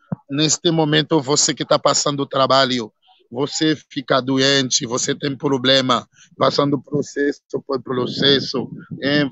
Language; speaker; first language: Portuguese; non-native, learner; Haitian Creole